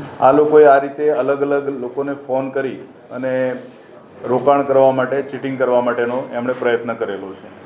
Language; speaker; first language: Gujarati; native; Gujarati